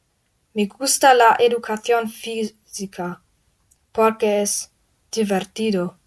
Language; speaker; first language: Spanish; non-native, learner; German